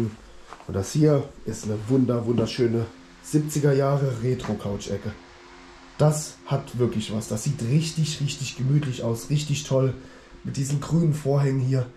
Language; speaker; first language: German; native; German